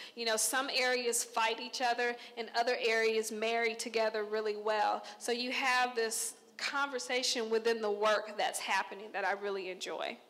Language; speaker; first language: English; native; English